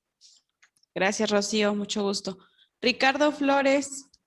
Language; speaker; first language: Spanish; native; Spanish